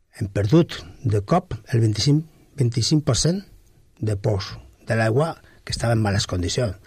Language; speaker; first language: Catalan; non-native, local second language; Spanish